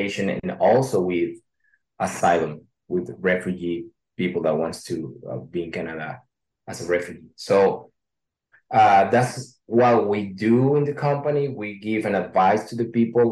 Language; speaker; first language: English; non-native, learner; Spanish